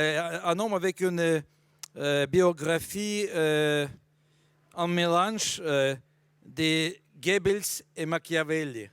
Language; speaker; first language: French; non-native, fluent; Russian